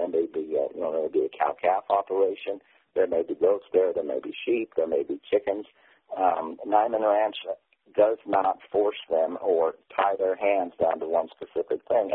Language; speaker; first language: English; native; English